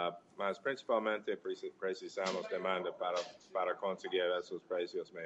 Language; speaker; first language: Portuguese; non-native, learner; English